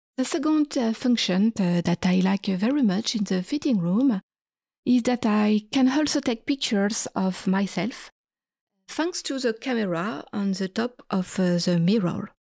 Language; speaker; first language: English; non-native, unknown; French